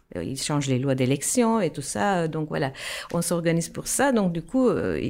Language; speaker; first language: French; non-native, fluent; Turkish